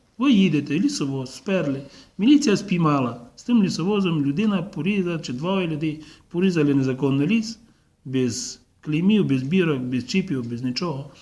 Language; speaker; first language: Ukrainian; native; Ukrainian